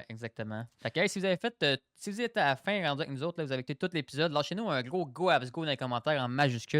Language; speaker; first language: French; native; French